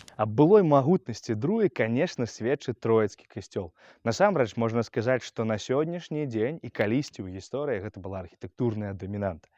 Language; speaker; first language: Belarusian; native; Belarusian